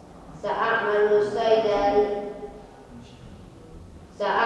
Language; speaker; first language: Arabic; non-native, learner; Indonesian